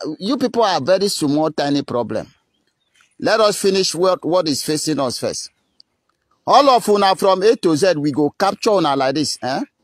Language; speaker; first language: Nigerian Pidgin; non-native, local second language; Igbo